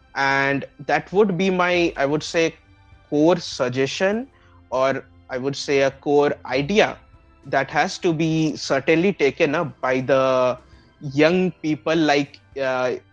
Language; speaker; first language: English; non-native, local second language; Bangla